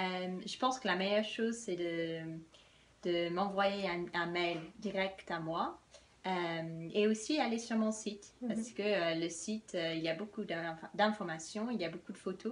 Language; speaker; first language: French; non-native, fluent; English